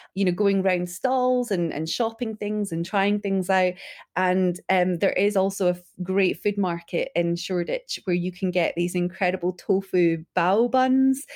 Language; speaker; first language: English; early bilingual, other home language; Urdu